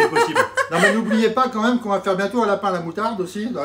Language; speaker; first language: French; native; French